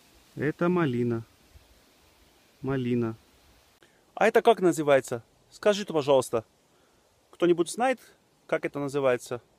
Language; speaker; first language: Russian; non-native, fluent; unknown